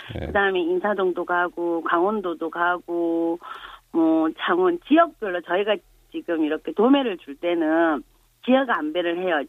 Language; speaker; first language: Korean; native; Korean